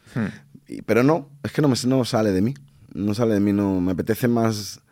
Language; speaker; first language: Spanish; native; Spanish